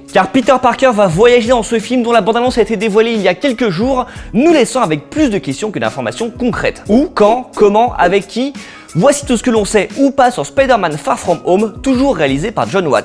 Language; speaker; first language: French; native; French